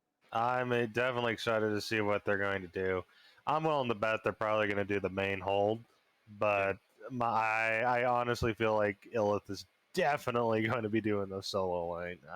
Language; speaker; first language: English; native; English